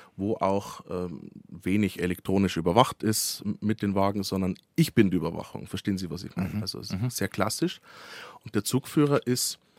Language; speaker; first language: German; early bilingual, other home language; Slovak